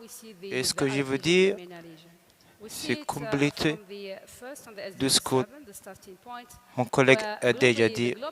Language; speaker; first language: French; non-native, learner; Arabic